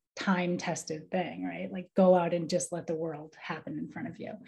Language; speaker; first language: English; native; English